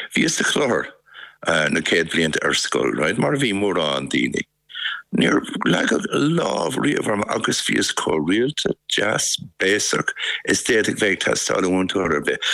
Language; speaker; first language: Irish; native; Irish